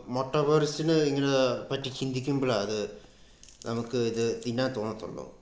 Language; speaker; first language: Malayalam; early bilingual, heritage; Malayalam